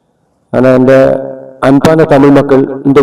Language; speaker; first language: Tamil; non-native, learner; Malayalam